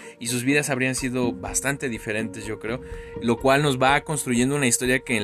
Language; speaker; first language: Spanish; native; Spanish